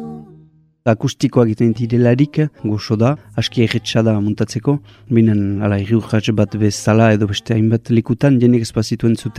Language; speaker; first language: Basque; native; Basque